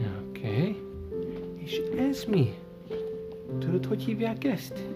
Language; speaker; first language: Hungarian; early bilingual, heritage; Hungarian